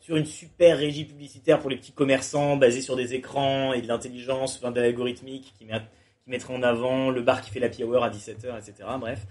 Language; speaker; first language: French; native; French